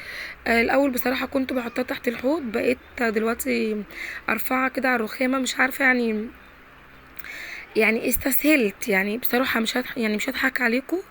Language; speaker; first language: Arabic; native; Arabic